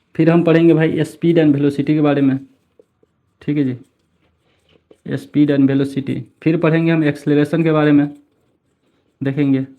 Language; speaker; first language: Hindi; native; Hindi